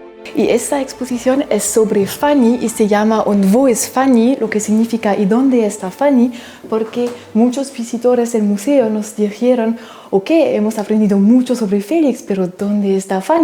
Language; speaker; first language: Spanish; non-native, fluent; German